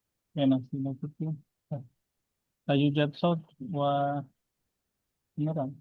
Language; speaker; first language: Arabic; non-native, fluent; Indonesian